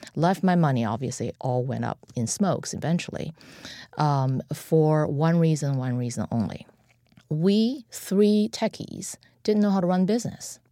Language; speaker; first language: English; non-native, fluent; Chinese